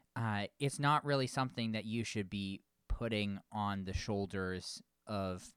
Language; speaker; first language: English; native; English